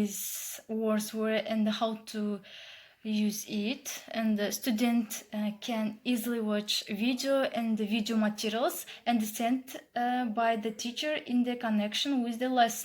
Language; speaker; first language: English; non-native, learner; Kazakh